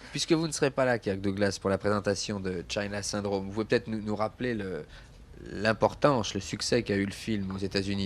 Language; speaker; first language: French; native; French